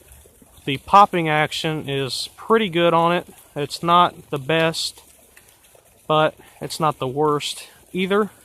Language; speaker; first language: English; native; English